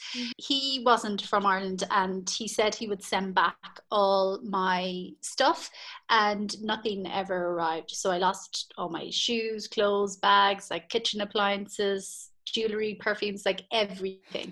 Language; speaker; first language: English; native; English